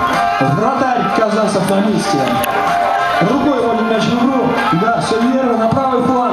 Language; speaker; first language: Russian; native; Russian